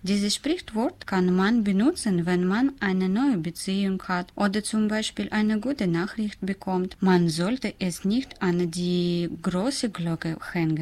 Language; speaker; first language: German; non-native, learner; Russian